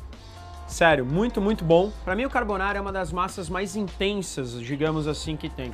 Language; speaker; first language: Portuguese; native; Portuguese